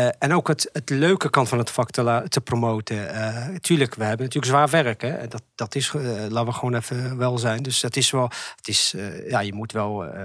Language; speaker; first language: Dutch; early bilingual, other home language; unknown